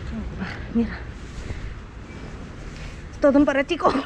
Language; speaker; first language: Spanish; non-native, learner; Filipino